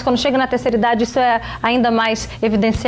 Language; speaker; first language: Portuguese; native; Portuguese